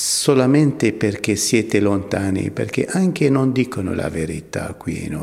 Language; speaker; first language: Italian; non-native, fluent; Arabic